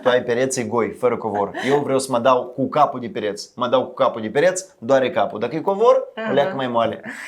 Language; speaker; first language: Romanian; native; Romanian